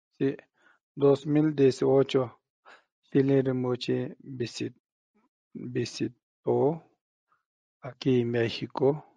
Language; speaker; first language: Spanish; non-native, learner; Tibetan